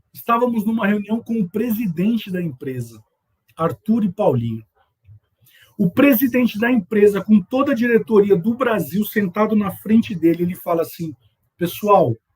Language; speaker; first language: Portuguese; native; Portuguese